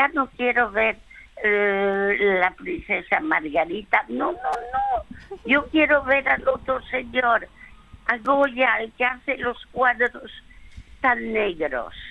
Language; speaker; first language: Spanish; early bilingual, other home language; French